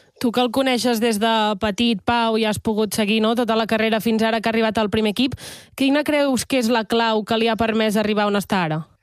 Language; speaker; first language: Catalan; native; Catalan